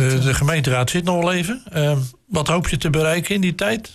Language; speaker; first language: Dutch; native; Dutch